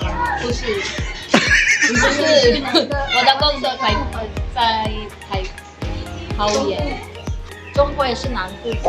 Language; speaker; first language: Chinese; non-native, fluent; Filipino